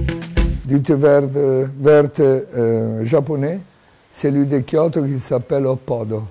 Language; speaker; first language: French; non-native, fluent; Italian